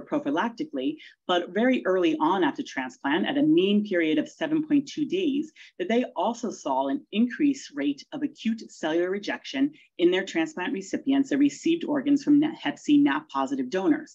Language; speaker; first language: English; native; English